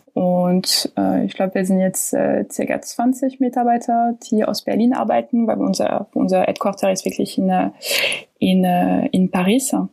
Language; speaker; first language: German; non-native, fluent; French